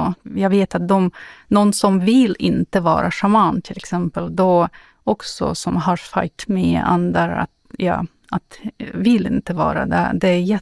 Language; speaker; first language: Swedish; non-native, fluent; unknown